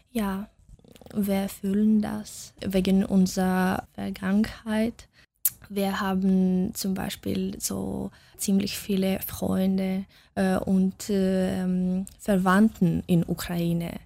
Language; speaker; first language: German; non-native, fluent; Russian